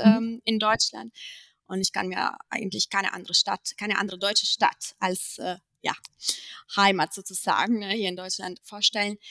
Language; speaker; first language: German; non-native, fluent; Italian